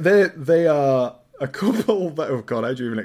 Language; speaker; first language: English; native; English